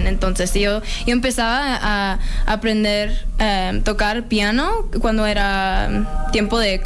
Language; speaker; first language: Spanish; non-native, learner; English